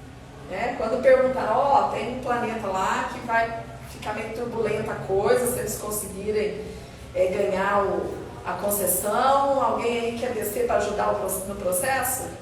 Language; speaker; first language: Portuguese; native; Portuguese